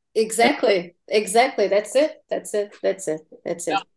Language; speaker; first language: English; non-native, fluent; Portuguese